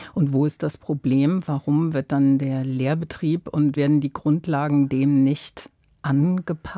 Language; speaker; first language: German; native; German